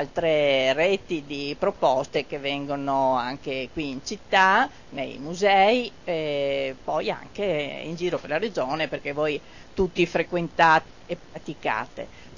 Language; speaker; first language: Italian; native; Italian